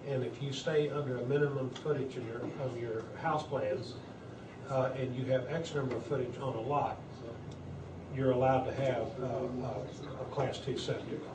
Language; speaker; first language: English; native; English